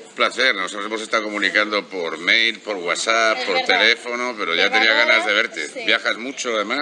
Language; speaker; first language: Spanish; native; Spanish